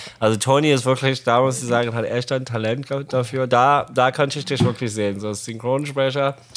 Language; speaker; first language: German; non-native, fluent; Arabic